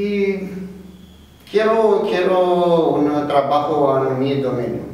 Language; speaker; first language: Spanish; non-native, fluent; Romanian